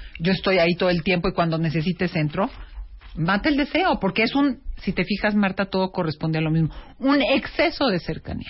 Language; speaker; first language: Spanish; native; Spanish